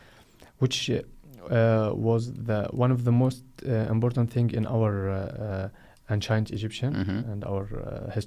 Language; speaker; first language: English; non-native, fluent; Arabic